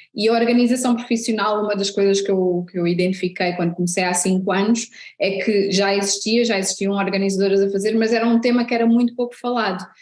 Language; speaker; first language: Portuguese; native; Portuguese